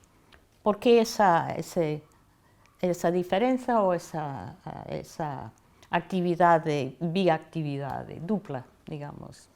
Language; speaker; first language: Galician; non-native, fluent; English